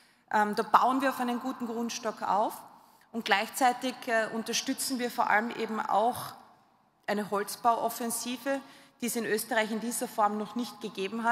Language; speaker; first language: German; native; German